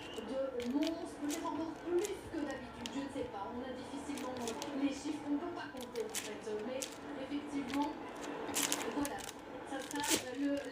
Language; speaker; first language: French; native; French